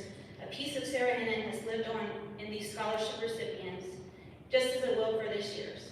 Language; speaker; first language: English; native; English